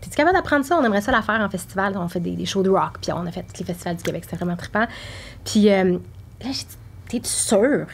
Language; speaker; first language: French; native; French